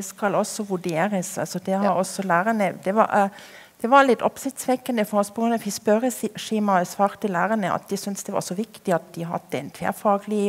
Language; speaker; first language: Norwegian; non-native, fluent; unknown